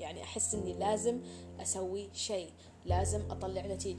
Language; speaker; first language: Arabic; early bilingual, heritage; Arabic